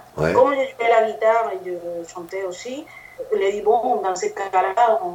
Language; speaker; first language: French; non-native, fluent; Spanish